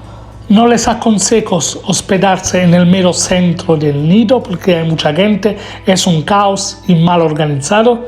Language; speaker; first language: Spanish; non-native, fluent; Italian